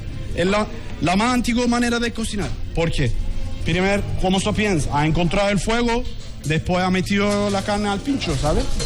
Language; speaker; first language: Spanish; non-native, learner; Turkish